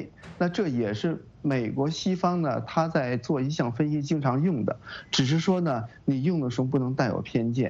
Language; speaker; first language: Chinese; native; Chinese